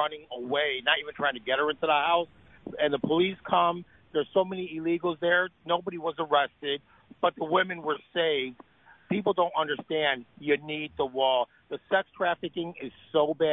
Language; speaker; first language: English; native; English